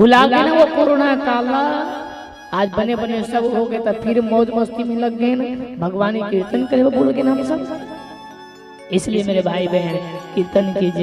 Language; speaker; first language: Hindi; non-native, local second language; Chhattisgarhi